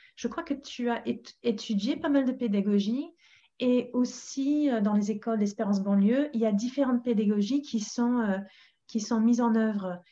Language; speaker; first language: French; non-native, fluent; English